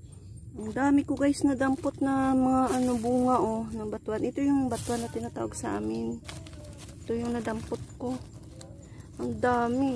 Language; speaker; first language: Filipino; non-native, local second language; Aklanon